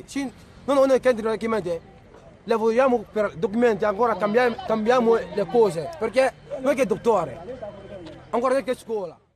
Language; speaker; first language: Italian; non-native, learner; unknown